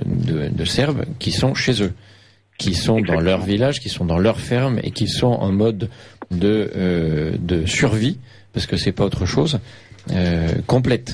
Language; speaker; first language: French; native; French